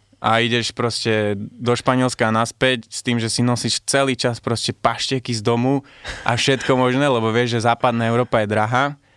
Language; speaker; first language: Slovak; early bilingual, heritage; Slovak